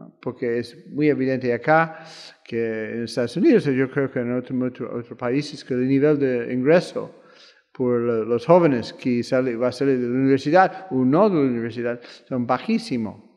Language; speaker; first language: Spanish; non-native, fluent; English